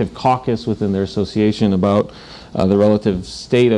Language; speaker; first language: English; native; English